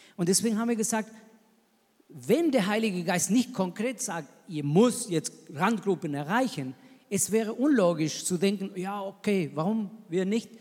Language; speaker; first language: German; non-native, fluent; Spanish